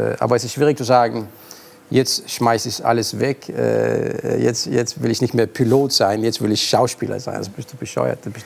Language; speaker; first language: German; non-native, fluent; Arabic